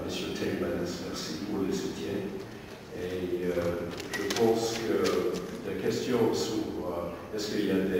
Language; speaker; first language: French; non-native, learner; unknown